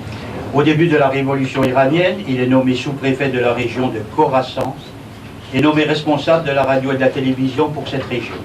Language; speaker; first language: French; native; French